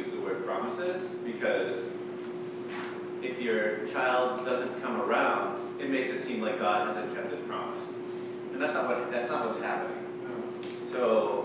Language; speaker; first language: English; non-native, fluent; Portuguese